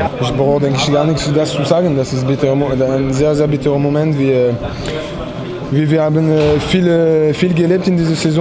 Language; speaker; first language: German; non-native, fluent; French